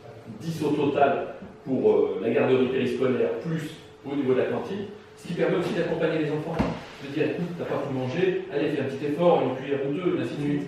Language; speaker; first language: French; native; French